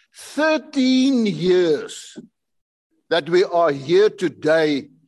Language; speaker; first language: English; non-native, local second language; Afrikaans